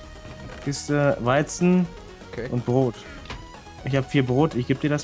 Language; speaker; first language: German; native; German